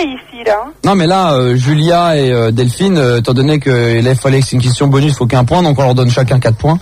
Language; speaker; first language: French; native; French